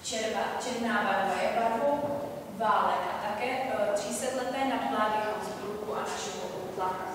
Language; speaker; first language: Czech; native; Czech